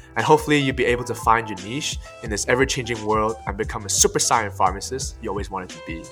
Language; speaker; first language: English; non-native, local second language; Cantonese